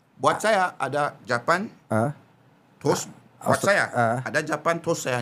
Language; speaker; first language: Indonesian; non-native, learner; Japanese